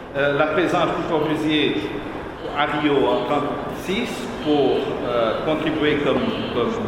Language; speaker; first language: French; non-native, fluent; Portuguese